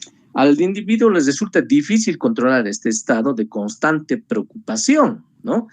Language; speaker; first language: Spanish; native; Spanish